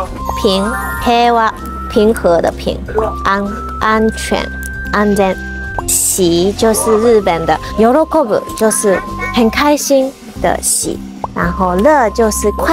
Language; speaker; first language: Chinese; non-native, fluent; Japanese